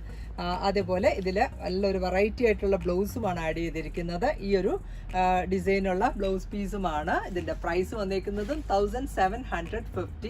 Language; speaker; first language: Malayalam; native; Malayalam